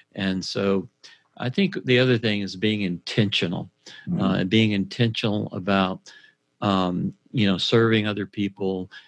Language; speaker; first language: English; native; English